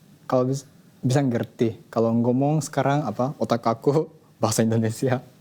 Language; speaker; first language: Indonesian; non-native, fluent; Japanese